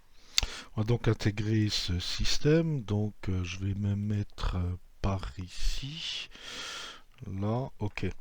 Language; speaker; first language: French; native; French